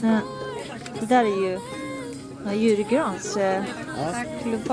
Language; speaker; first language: Swedish; non-native, learner; Japanese